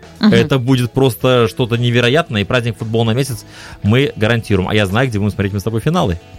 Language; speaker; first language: Russian; native; Russian